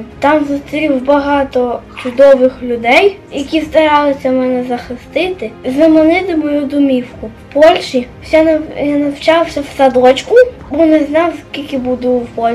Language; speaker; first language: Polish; non-native, learner; Ukrainian